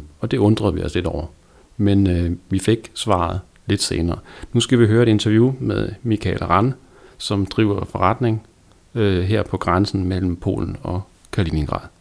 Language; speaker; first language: Danish; native; Danish